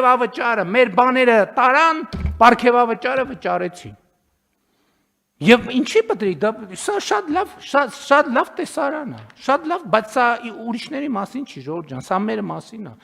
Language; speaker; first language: Armenian; native; Armenian